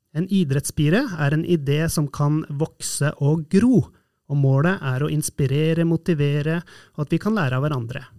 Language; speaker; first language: Norwegian; native; Norwegian